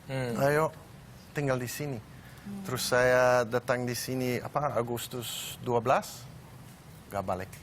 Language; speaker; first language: Indonesian; non-native, learner; Dutch